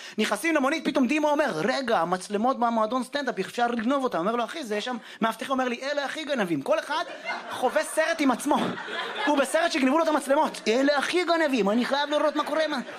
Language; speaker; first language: Hebrew; native; Hebrew